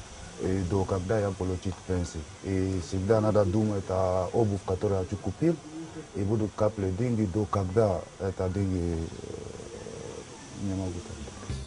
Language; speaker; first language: Russian; non-native, learner; Arabic